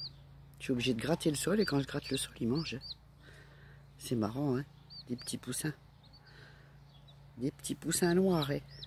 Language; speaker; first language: French; native; French